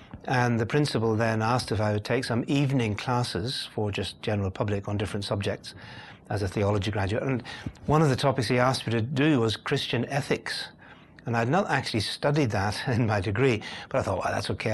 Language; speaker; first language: English; native; English